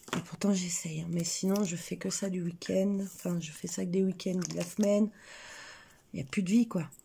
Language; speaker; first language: French; native; French